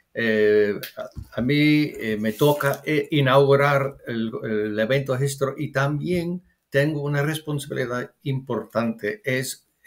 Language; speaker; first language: Spanish; non-native, fluent; English